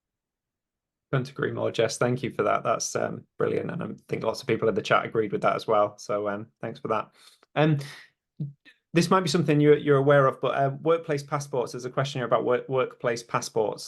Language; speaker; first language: English; native; English